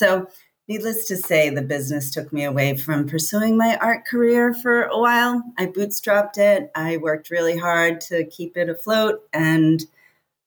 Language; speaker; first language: English; native; English